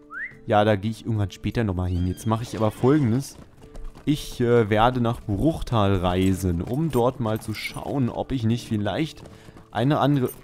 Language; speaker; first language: German; native; German